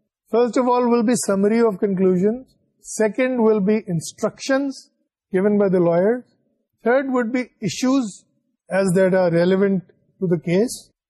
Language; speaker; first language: English; non-native, local second language; Urdu